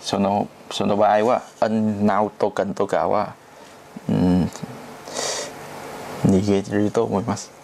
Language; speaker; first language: Japanese; non-native, learner; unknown